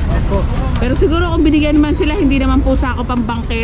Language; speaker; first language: Filipino; native; Filipino